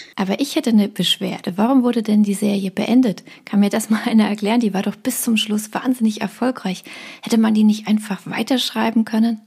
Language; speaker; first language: German; native; German